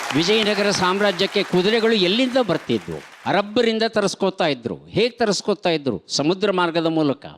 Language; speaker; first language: Kannada; native; Kannada